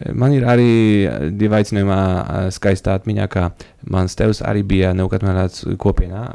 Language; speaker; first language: Latvian; non-native, fluent; Polish